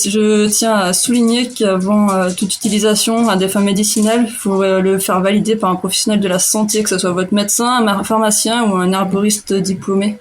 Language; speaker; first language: French; native; French